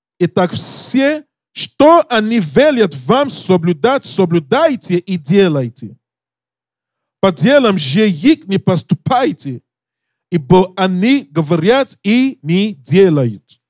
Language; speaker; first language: Russian; non-native, learner; English